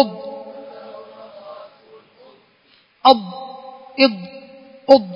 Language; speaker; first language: Arabic; non-native, learner; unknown